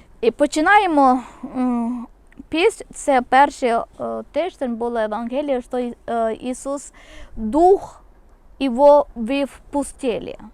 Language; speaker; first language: Ukrainian; non-native, local second language; Malayalam